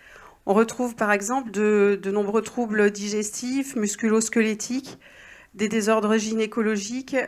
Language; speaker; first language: French; native; French